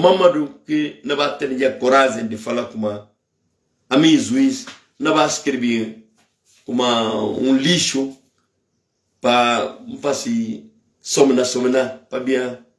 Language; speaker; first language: Portuguese; non-native, local second language; Upper Guinea Crioulo